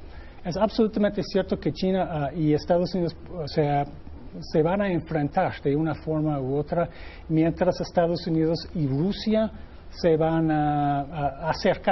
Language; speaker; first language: Spanish; non-native, fluent; English